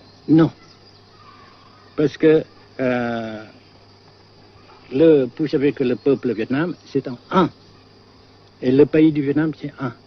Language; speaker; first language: French; non-native, fluent; Vietnamese